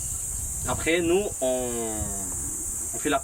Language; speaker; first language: French; non-native, fluent; Indonesian